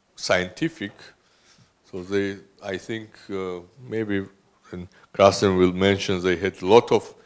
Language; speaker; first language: English; non-native, fluent; Georgian